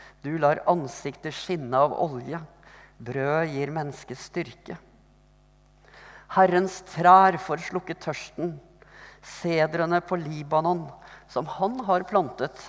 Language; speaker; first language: Norwegian; native; Norwegian